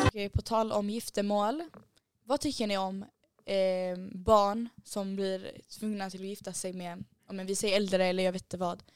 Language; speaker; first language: Swedish; early bilingual, other home language; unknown